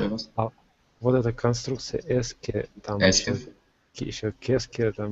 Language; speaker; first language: Russian; native; Russian